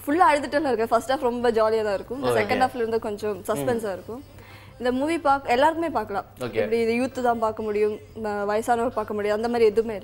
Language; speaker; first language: Tamil; non-native, local second language; Malayalam